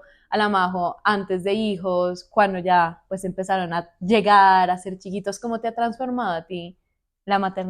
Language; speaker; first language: Spanish; native; Spanish